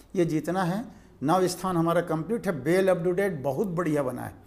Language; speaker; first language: Hindi; native; Hindi